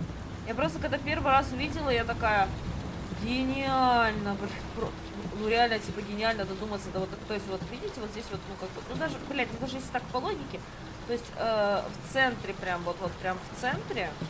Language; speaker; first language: Russian; native; Russian